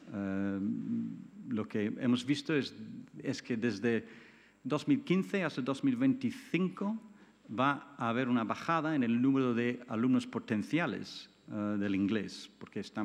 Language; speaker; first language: Spanish; non-native, fluent; English